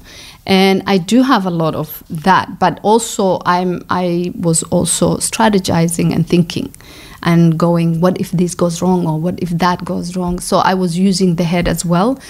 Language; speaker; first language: English; non-native, local second language; Somali